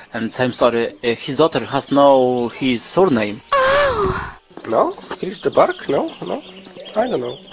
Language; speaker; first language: English; non-native, learner; Polish